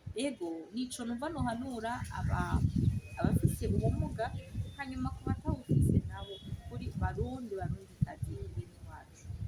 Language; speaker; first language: Rundi; native; Rundi